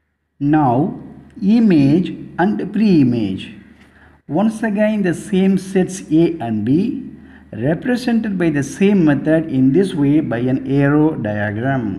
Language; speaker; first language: English; non-native, local second language; Tamil